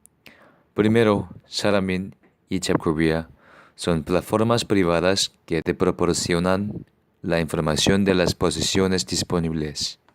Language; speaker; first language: Spanish; non-native, fluent; Korean